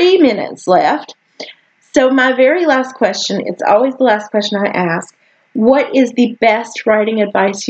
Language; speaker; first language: English; native; English